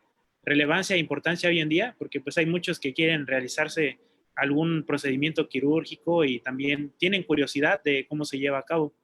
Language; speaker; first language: Spanish; native; Spanish